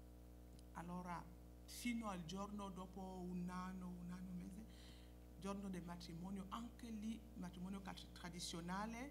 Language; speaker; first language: Italian; non-native, fluent; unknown